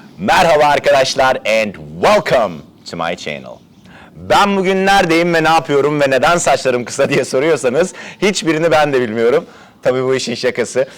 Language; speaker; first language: Turkish; early bilingual, heritage; Turkish